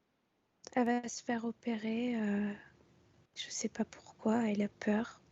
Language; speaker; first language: French; native; French